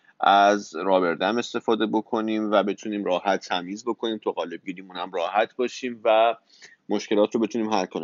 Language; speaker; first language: Persian; native; Persian